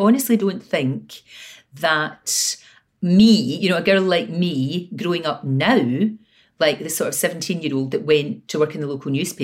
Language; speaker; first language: English; native; English